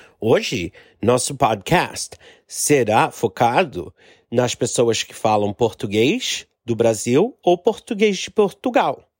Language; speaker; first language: Portuguese; non-native, fluent; English